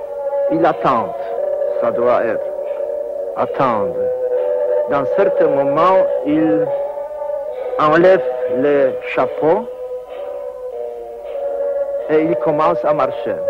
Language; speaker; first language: French; non-native, fluent; Polish